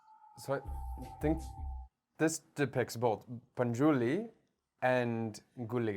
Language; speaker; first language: English; native; English